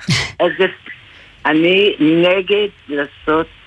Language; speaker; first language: Hebrew; non-native, fluent; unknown